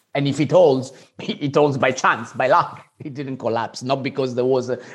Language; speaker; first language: English; non-native, fluent; Italian